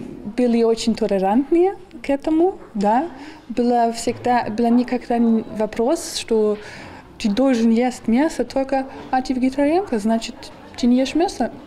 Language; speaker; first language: Russian; non-native, fluent; German